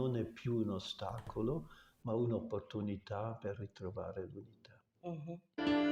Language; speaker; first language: Italian; non-native, local second language; German